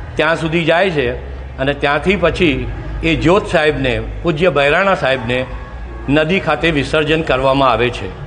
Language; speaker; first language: Gujarati; non-native, local second language; Sindhi